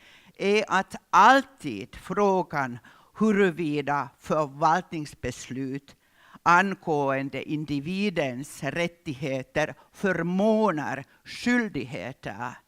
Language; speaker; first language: Swedish; non-native, local second language; Finnish